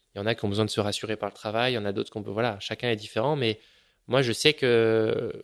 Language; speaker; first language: French; native; French